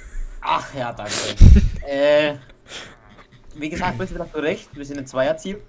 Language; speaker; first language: German; native; German